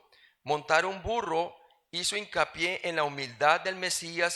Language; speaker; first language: Spanish; native; Spanish